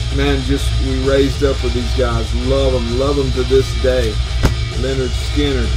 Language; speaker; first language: English; native; English